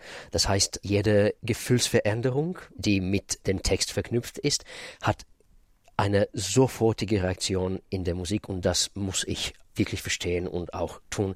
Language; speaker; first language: German; non-native, fluent; Russian